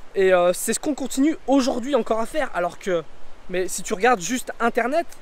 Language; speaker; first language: French; native; French